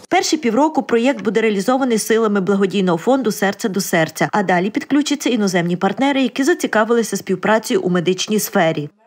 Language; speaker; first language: Ukrainian; native; Ukrainian